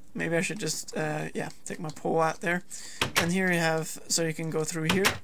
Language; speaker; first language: English; non-native, fluent; Danish